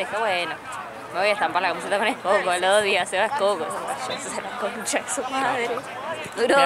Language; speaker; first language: Spanish; native; Spanish